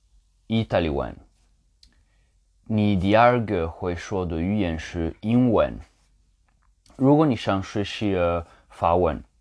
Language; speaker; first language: Chinese; non-native, learner; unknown